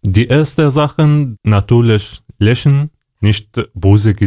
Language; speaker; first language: German; non-native, learner; Arabic